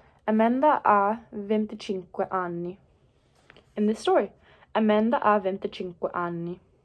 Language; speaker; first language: Italian; non-native, learner; English